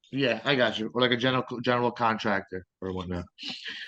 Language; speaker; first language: English; native; English